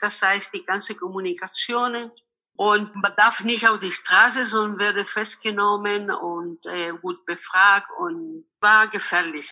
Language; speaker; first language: German; non-native, local second language; Spanish